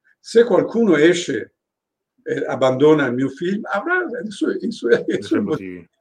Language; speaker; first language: Italian; non-native, fluent; Persian